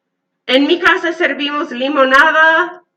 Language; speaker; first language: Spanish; non-native, learner; English